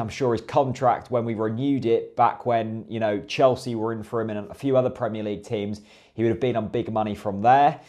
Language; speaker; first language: English; native; English